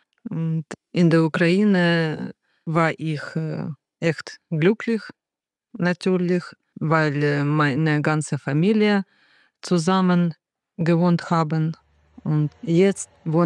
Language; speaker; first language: German; non-native, learner; Ukrainian